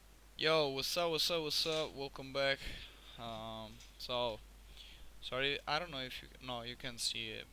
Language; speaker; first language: English; non-native, fluent; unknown